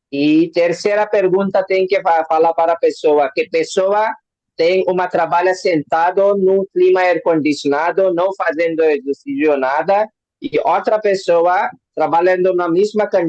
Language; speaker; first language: Portuguese; non-native, learner; Hindi